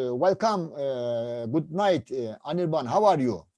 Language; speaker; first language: English; non-native, learner; Turkish